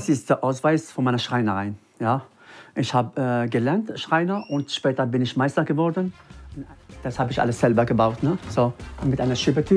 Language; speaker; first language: German; non-native, learner; Arabic